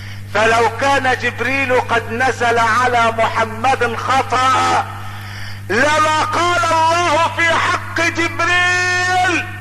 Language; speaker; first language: Arabic; native; Arabic